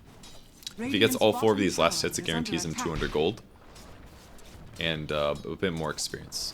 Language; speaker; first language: English; native; English